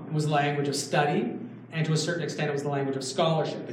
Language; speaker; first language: English; native; English